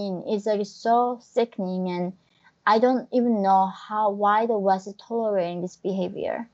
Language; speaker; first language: English; non-native, fluent; Korean